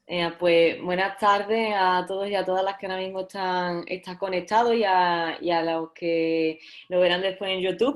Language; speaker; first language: Spanish; native; Spanish